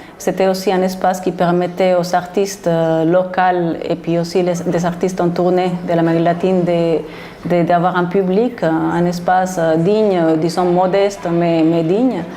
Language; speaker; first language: French; non-native, fluent; Spanish